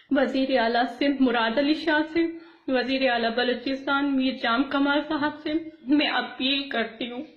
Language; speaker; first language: Urdu; non-native, local second language; Baluchi